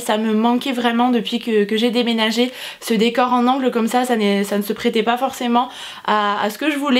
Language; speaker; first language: French; native; French